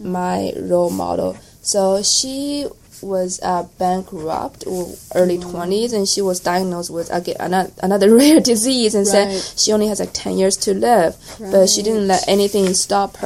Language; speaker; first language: English; non-native, fluent; Chinese